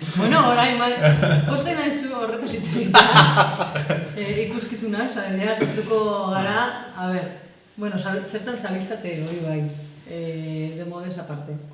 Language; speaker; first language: Basque; non-native, local second language; Spanish